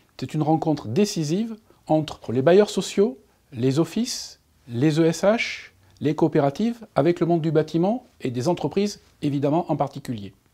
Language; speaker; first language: French; native; French